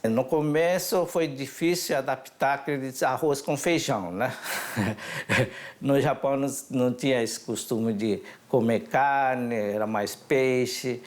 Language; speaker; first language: Portuguese; early bilingual, other home language; Japanese